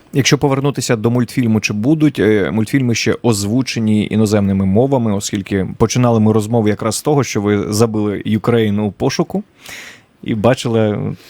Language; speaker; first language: Ukrainian; native; Ukrainian